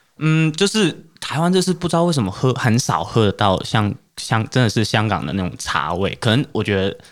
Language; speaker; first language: Chinese; non-native, fluent; Cantonese